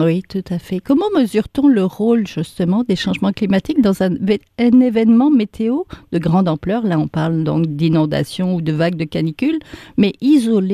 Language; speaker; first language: French; native; French